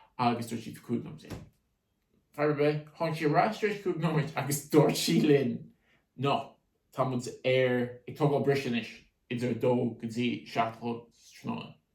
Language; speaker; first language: Irish; native; Irish